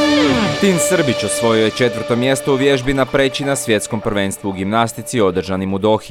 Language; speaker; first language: Croatian; native; Croatian